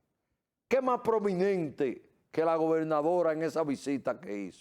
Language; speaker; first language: Spanish; native; Spanish